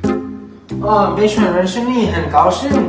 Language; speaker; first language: Chinese; non-native, learner; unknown